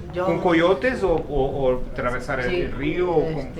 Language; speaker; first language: Spanish; non-native, fluent; Portuguese